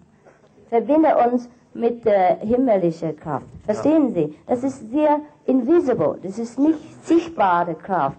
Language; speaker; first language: German; non-native, fluent; Vietnamese